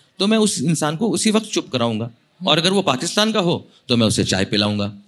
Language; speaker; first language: Hindi; non-native, local second language; Marathi